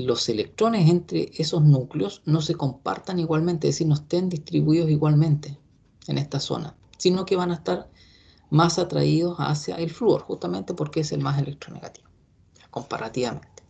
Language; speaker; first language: Spanish; native; Spanish